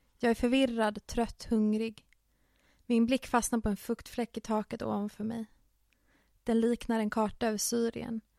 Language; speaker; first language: Swedish; early bilingual, other home language; Finnish